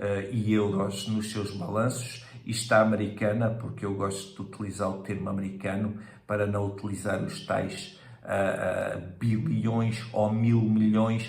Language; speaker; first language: Portuguese; native; Portuguese